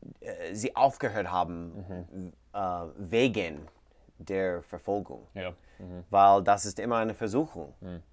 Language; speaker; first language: German; non-native, learner; English